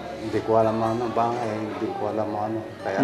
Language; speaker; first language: Filipino; non-native, learner; Japanese